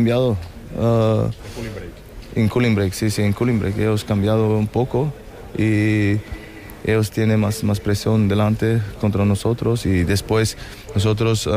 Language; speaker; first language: Spanish; non-native, learner; German